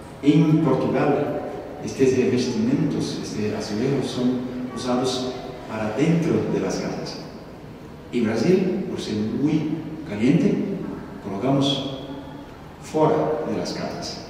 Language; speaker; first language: Spanish; non-native, learner; Portuguese